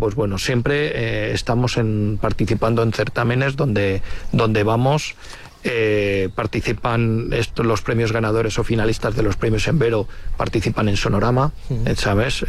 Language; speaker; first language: Spanish; native; Spanish